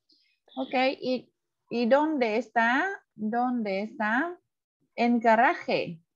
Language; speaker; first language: Spanish; non-native, fluent; Vietnamese